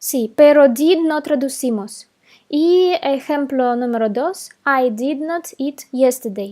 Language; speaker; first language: Spanish; non-native, fluent; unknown